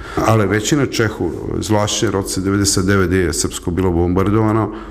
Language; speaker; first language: Czech; non-native, fluent; Serbian